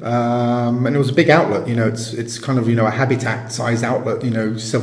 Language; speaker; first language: English; native; English